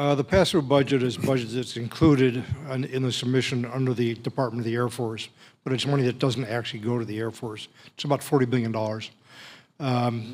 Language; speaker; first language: English; native; English